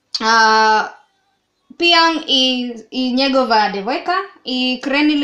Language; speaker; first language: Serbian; non-native, learner; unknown